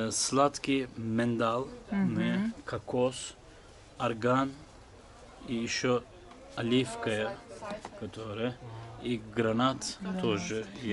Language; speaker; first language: Russian; non-native, learner; Turkish